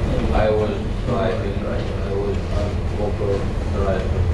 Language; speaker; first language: English; non-native, learner; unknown